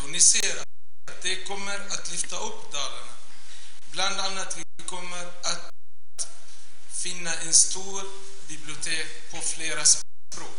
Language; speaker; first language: Swedish; non-native, fluent; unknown